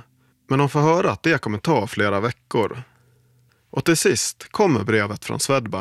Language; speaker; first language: Swedish; native; Swedish